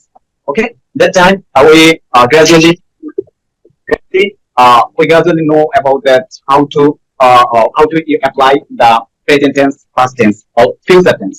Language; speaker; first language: English; non-native, learner; Bangla